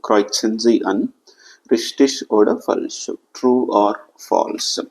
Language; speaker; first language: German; non-native, fluent; Telugu